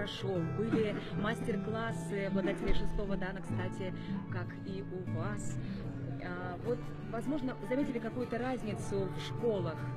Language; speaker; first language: Russian; native; Russian